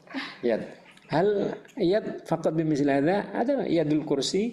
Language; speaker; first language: Arabic; non-native, fluent; Indonesian